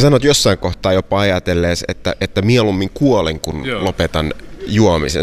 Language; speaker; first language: Finnish; native; Finnish